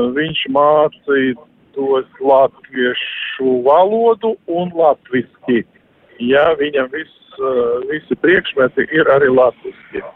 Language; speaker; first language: Latvian; non-native, local second language; Russian